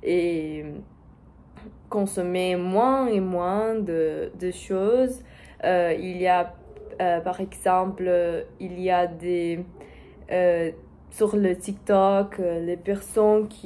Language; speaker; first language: French; non-native, learner; Portuguese